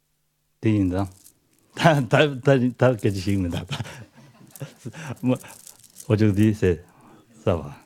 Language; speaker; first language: French; non-native, learner; Tibetan